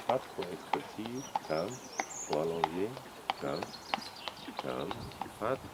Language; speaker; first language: French; non-native, learner; German